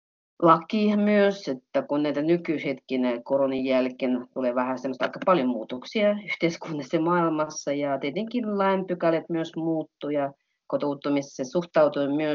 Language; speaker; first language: Finnish; non-native, fluent; Russian